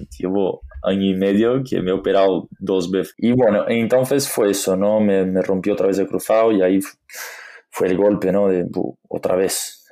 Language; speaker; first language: Spanish; non-native, fluent; Portuguese